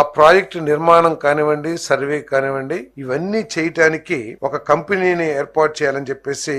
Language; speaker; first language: Telugu; native; Telugu